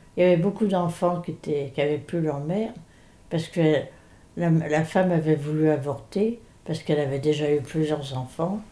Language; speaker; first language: French; native; French